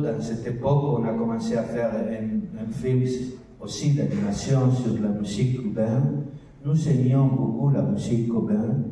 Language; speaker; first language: French; non-native, learner; Spanish